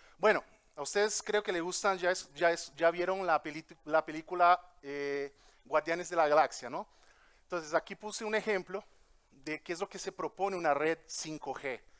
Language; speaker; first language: Spanish; early bilingual, heritage; Portuguese